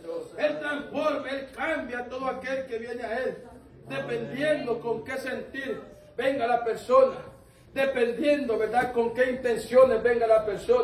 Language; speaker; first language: Spanish; native; Spanish